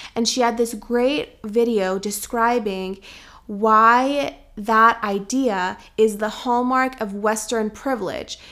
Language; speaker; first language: English; early bilingual, other home language; Persian